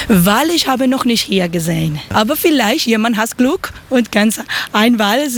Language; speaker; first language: German; non-native, learner; Spanish